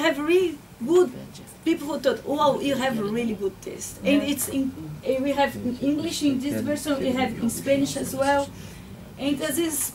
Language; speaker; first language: English; non-native, learner; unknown